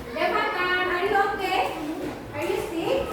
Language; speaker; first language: English; non-native, learner; Indonesian